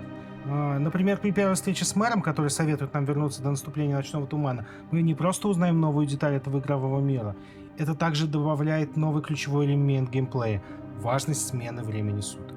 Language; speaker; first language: Russian; native; Russian